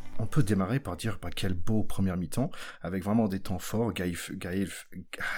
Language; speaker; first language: French; non-native, fluent; English